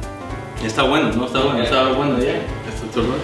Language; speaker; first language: Spanish; native; Spanish